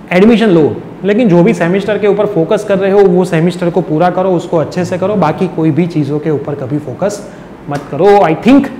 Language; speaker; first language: Hindi; non-native, local second language; Gujarati